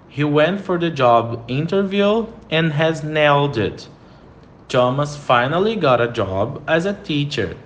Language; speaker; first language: English; non-native, fluent; Portuguese